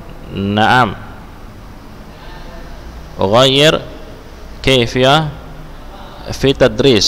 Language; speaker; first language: Arabic; non-native, fluent; Indonesian